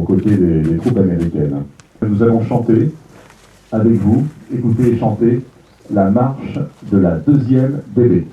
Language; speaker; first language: French; native; French